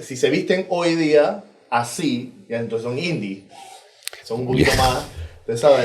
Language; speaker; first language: Spanish; native; Spanish